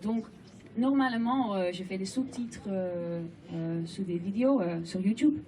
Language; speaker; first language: French; non-native, fluent; Dutch